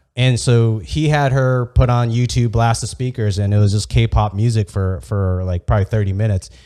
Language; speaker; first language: English; native; English